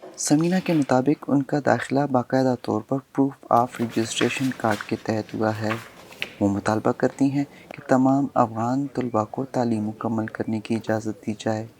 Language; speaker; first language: Urdu; native; Urdu